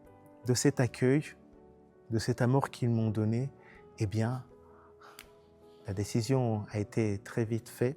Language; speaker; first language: French; non-native, local second language; Kinyarwanda